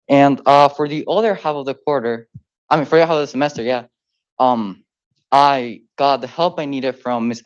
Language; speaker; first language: English; early bilingual, other home language; Spanish